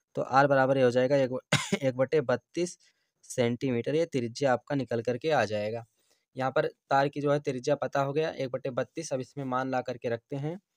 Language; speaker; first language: Hindi; native; Hindi